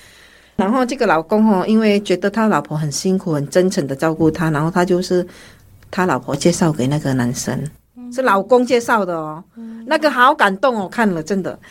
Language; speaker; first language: Chinese; early bilingual, heritage; Hakka Chinese